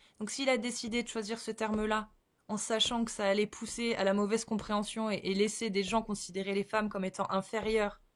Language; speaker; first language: French; native; French